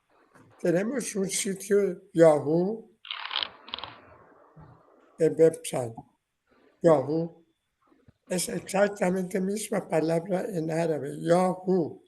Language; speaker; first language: Spanish; non-native, learner; Persian